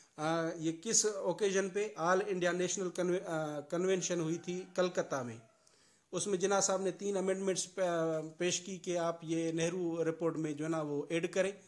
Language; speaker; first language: Urdu; non-native, local second language; Sindhi